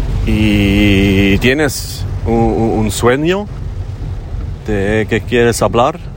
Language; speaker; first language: Spanish; non-native, learner; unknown